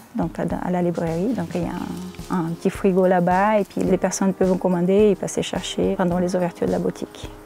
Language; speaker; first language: French; non-native, fluent; Portuguese